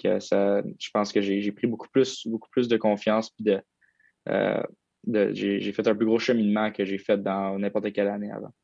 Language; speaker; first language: French; native; French